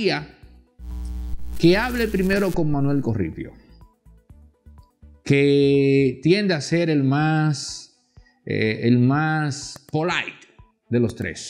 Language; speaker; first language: Spanish; native; Spanish